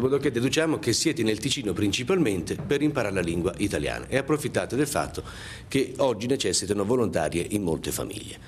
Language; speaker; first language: Italian; native; Italian